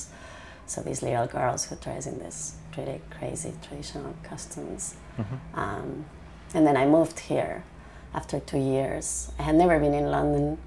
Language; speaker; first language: English; non-native, fluent; Spanish